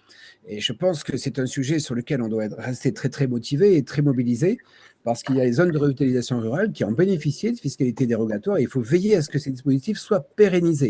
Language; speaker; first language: French; native; French